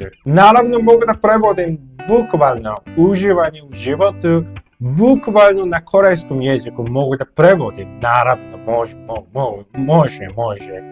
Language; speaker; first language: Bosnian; non-native, learner; Korean